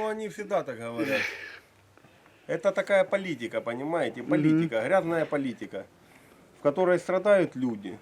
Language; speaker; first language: Russian; native; Russian